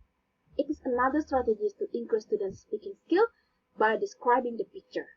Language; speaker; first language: English; non-native, learner; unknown